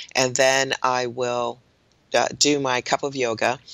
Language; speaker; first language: English; native; English